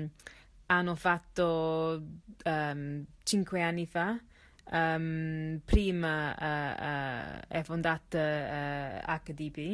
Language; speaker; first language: Italian; non-native, learner; English